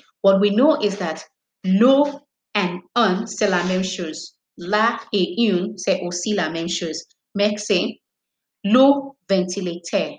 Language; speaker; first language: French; non-native, fluent; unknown